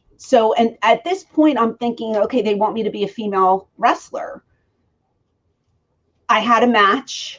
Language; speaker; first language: English; native; English